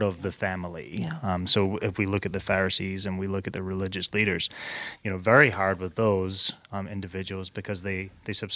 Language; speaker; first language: English; native; English